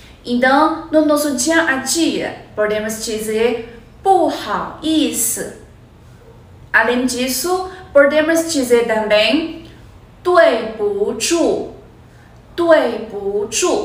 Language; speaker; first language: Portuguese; non-native, fluent; Chinese